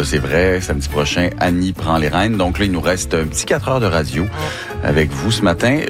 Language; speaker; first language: French; native; French